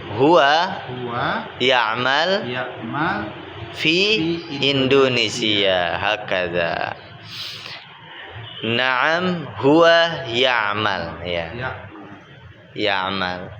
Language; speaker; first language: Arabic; non-native, fluent; Indonesian